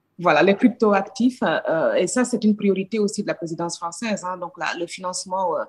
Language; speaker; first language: French; non-native, local second language; Dutch